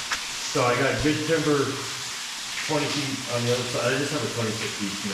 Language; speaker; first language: English; native; English